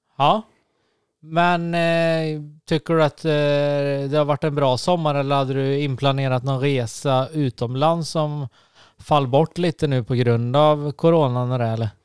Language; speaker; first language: Swedish; native; Swedish